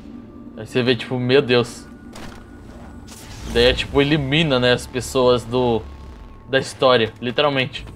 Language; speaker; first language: Portuguese; native; Portuguese